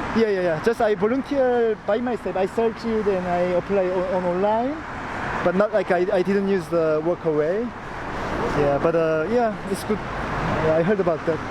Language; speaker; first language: English; non-native, fluent; Korean